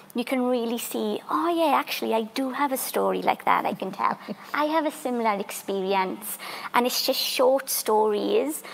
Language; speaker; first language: English; native; English